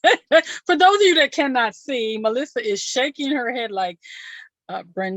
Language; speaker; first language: English; native; English